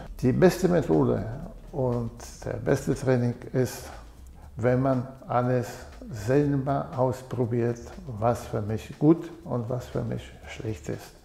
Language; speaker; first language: German; non-native, fluent; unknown